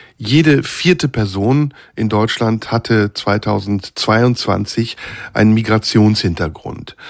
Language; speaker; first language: German; early bilingual, other home language; Turkish